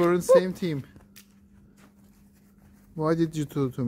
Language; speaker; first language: English; non-native, learner; Turkish